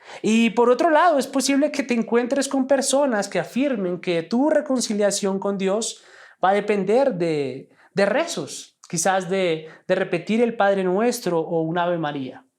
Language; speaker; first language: Spanish; native; Spanish